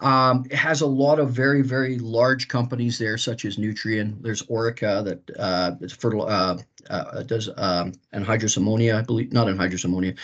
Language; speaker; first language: English; native; English